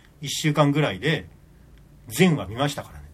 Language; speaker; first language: Japanese; native; Japanese